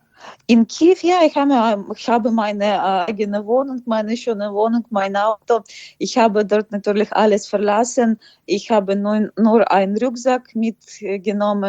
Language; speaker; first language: German; non-native, fluent; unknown